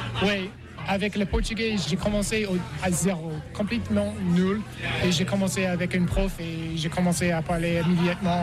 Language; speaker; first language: French; non-native, learner; English